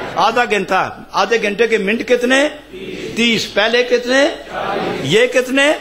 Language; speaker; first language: Urdu; non-native, local second language; Punjabi